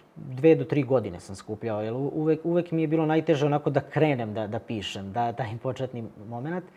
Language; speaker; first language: Serbian; native; Serbian